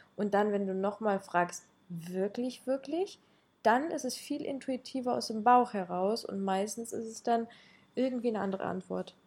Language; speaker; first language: German; early bilingual, other home language; Russian